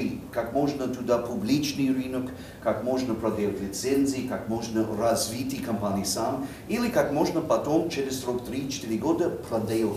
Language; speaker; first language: Russian; non-native, learner; English